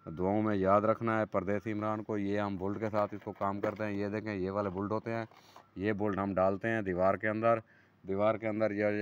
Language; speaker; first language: Urdu; non-native, local second language; Saraiki